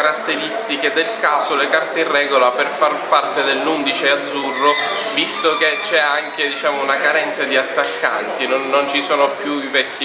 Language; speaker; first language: Italian; native; Italian